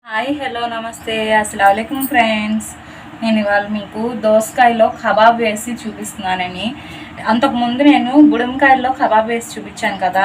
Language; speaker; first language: Telugu; non-native, local second language; Urdu